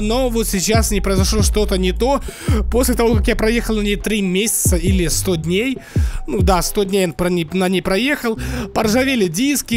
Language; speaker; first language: Russian; native; Russian